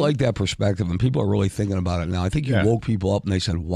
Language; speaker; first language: English; native; English